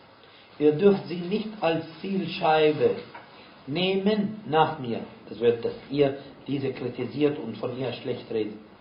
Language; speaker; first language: German; non-native, fluent; Arabic